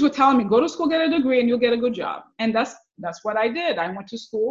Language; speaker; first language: English; non-native, fluent; Haitian Creole